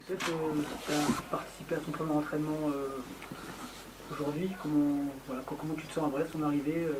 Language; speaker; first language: French; native; French